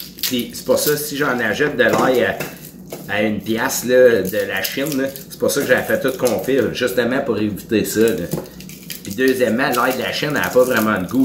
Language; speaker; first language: French; native; French